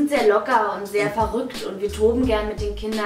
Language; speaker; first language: German; native; German